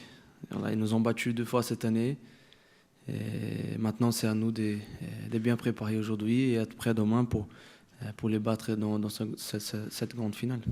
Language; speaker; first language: French; non-native, fluent; Portuguese